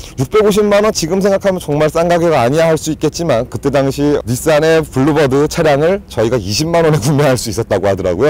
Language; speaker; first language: Korean; native; Korean